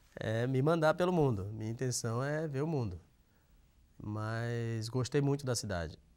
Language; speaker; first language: Portuguese; native; Portuguese